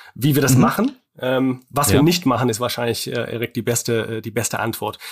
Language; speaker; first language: German; non-native, fluent; English